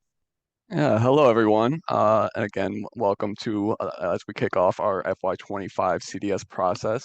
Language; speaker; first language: English; native; English